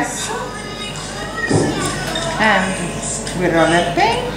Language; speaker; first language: English; non-native, learner; Italian